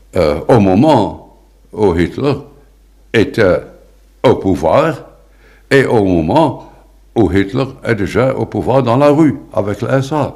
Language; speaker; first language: French; non-native, fluent; Dutch